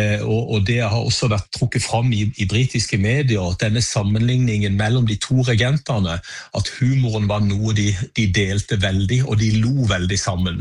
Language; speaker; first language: Norwegian; native; Norwegian